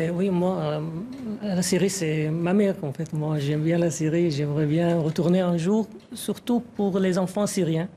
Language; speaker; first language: French; non-native, fluent; Arabic